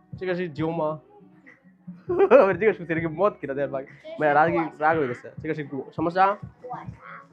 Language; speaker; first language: Chinese; non-native, learner; Bangla